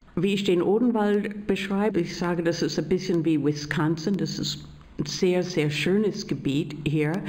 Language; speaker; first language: German; native; German